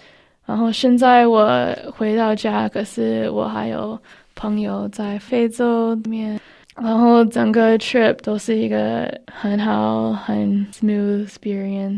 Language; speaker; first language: Chinese; early bilingual, heritage; Chinese